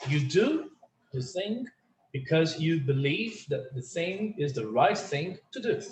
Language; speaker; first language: English; non-native, fluent; Portuguese